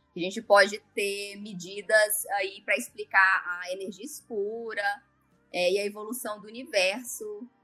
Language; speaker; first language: Portuguese; native; Portuguese